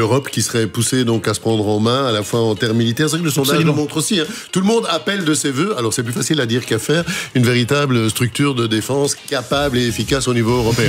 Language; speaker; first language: French; native; French